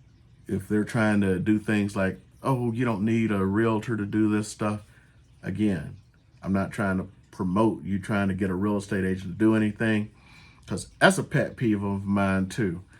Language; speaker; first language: English; native; English